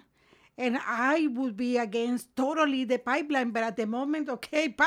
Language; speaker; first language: English; non-native, fluent; Spanish